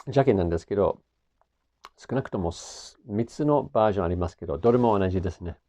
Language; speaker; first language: Japanese; non-native, fluent; English